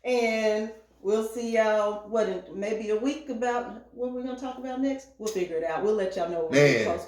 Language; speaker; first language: English; native; English